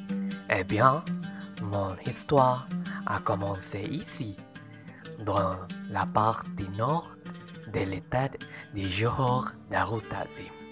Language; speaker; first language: French; non-native, learner; Malay